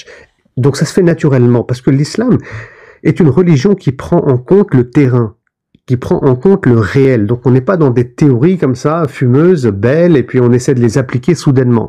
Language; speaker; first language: French; native; French